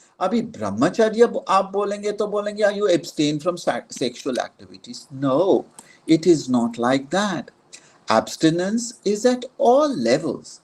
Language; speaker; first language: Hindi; non-native, local second language; Marathi